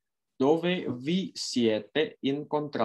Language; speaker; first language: Italian; non-native, fluent; Indonesian